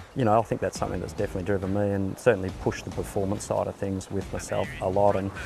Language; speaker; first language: English; native; English